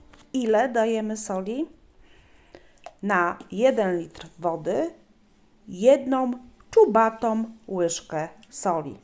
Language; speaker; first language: Polish; native; Polish